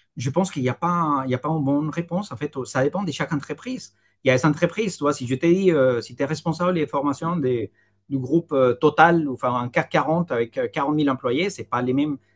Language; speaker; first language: French; non-native, fluent; Spanish